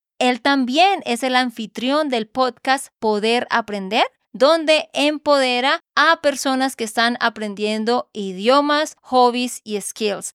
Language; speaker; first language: Spanish; native; Spanish